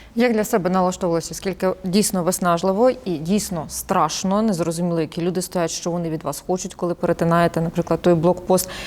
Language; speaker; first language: Ukrainian; native; Ukrainian